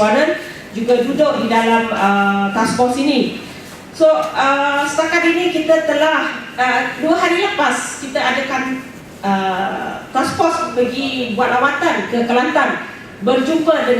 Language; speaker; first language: Malay; native; Malay